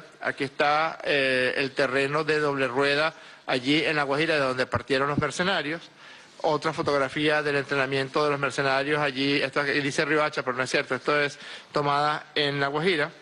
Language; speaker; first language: Spanish; native; Spanish